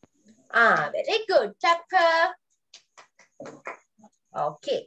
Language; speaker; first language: English; non-native, local second language; Sinhala